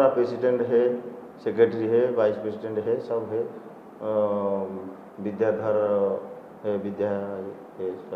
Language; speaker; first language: Hindi; non-native, local second language; Odia